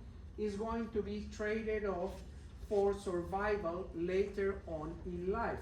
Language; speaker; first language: English; non-native, fluent; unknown